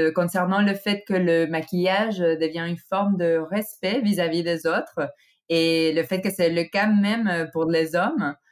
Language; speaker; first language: French; non-native, fluent; Spanish